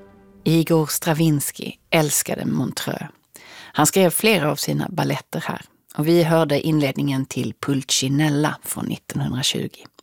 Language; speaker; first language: Swedish; native; Swedish